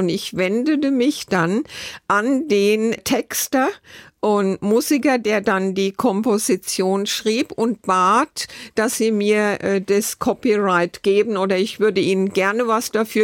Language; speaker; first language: German; native; German